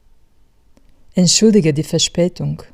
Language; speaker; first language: German; non-native, fluent; Croatian